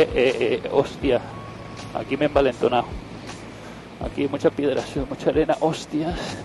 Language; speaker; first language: Spanish; native; Spanish